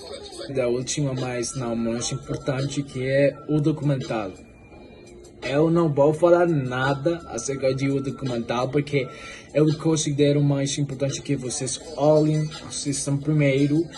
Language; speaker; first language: Portuguese; non-native, fluent; Spanish